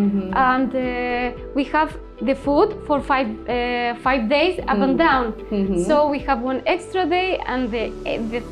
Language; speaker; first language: English; non-native, learner; Spanish